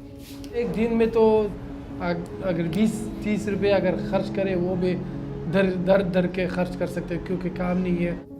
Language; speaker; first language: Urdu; non-native, local second language; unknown